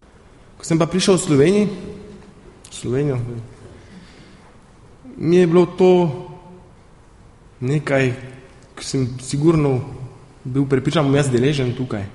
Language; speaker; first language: Slovenian; early bilingual, heritage; Slovenian